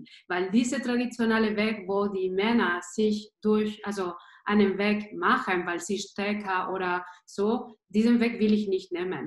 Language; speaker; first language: German; non-native, fluent; Spanish